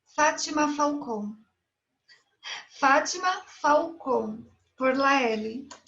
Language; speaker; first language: Spanish; non-native, fluent; Portuguese